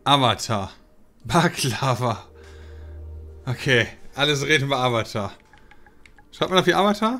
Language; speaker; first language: German; native; German